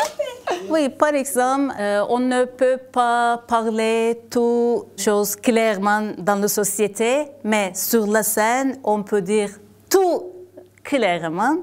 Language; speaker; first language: French; non-native, learner; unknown